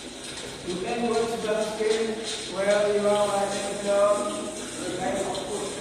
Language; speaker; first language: English; non-native, learner; Indonesian